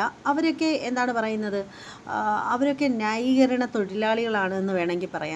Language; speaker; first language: Malayalam; native; Malayalam